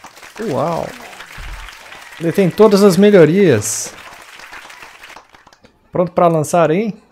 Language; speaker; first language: Portuguese; native; Portuguese